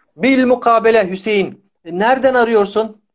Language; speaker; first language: Turkish; native; Turkish